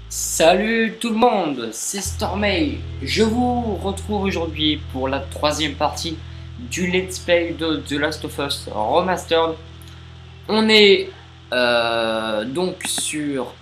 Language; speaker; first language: French; native; French